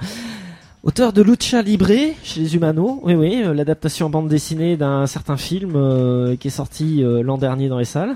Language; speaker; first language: French; native; French